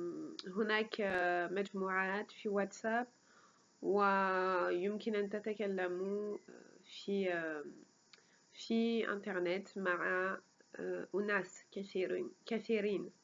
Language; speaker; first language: Arabic; non-native, fluent; French